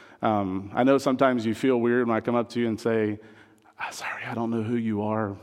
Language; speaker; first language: English; non-native, fluent; French